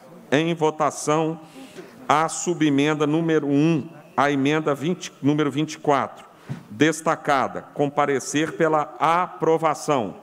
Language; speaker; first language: Portuguese; native; Portuguese